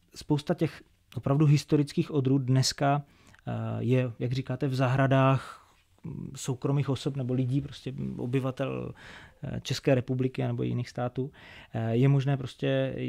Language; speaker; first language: Czech; native; Czech